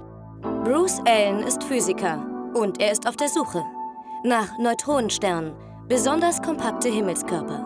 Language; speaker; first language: German; native; German